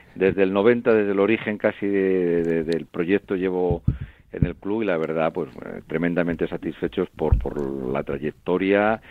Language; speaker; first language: Spanish; native; Spanish